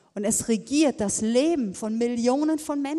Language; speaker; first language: German; native; German